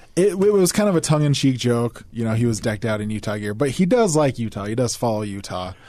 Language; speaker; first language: English; native; English